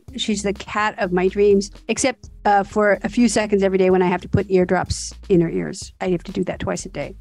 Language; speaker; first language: English; native; English